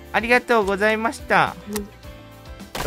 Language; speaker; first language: Japanese; native; Japanese